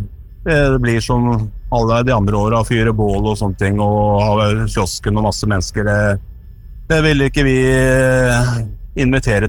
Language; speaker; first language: Norwegian; native; Norwegian